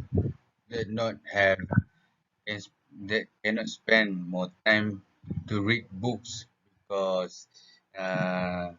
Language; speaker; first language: English; non-native, local second language; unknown